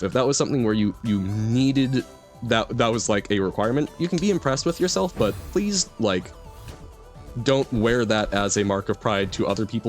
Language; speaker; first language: English; native; English